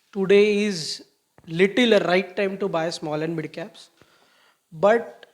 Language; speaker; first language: English; non-native, local second language; Marathi